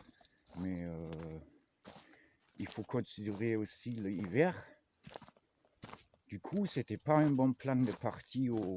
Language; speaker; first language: French; non-native, fluent; German